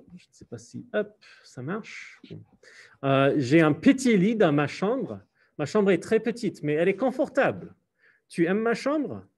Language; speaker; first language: French; non-native, fluent; English